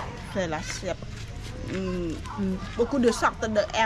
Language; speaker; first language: French; non-native, learner; Khmer